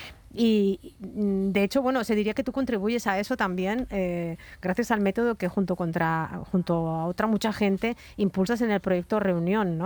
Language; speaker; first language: Spanish; native; Spanish